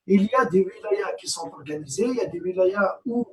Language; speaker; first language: French; non-native, local second language; Arabic